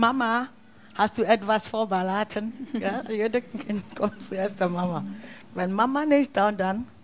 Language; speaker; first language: German; non-native, learner; Akan